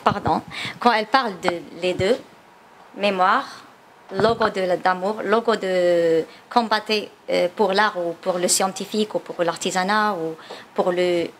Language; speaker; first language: French; non-native, learner; Chinese